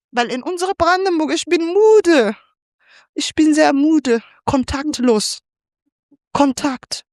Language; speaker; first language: German; non-native, fluent; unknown